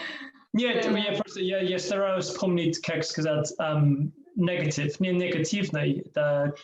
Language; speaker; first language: Russian; non-native, learner; English